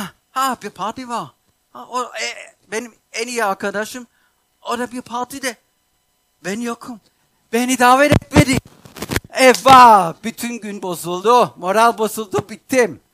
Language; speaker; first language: Turkish; non-native, fluent; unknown